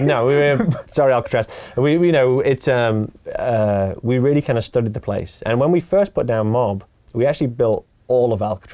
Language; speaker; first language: English; native; English